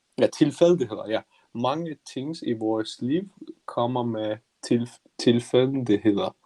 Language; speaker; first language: Danish; non-native, learner; Turkish